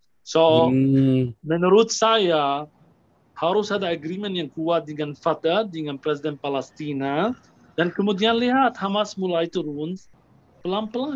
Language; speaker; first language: Indonesian; non-native, fluent; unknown